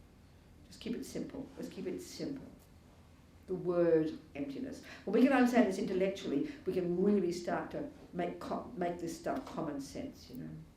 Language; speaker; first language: English; native; English